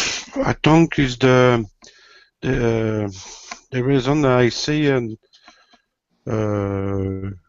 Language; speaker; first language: English; non-native, learner; French